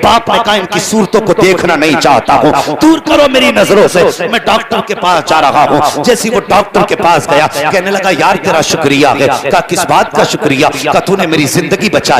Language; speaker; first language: Hindi; native; Hindi